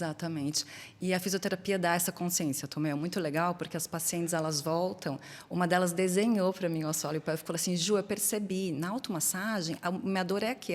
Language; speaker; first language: Portuguese; native; Portuguese